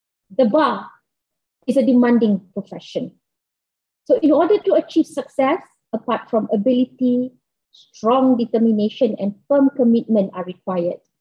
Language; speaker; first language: English; non-native, local second language; Malay